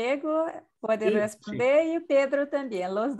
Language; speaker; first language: Spanish; non-native, learner; Portuguese